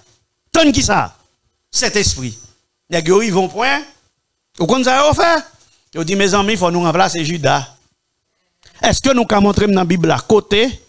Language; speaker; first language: French; non-native, local second language; Haitian Creole